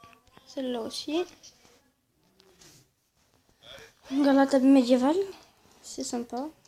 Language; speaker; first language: French; native; French